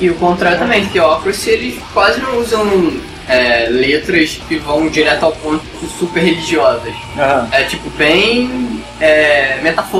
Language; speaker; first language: Portuguese; native; Portuguese